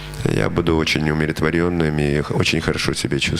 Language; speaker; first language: Russian; native; Russian